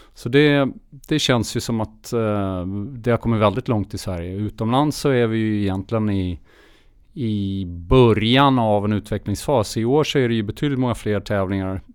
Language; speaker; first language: Swedish; early bilingual, heritage; Swedish